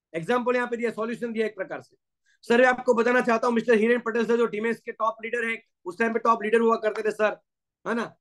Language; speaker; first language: Hindi; non-native, local second language; Gujarati